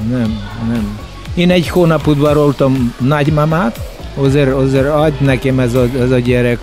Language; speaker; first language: Hungarian; non-native, learner; Russian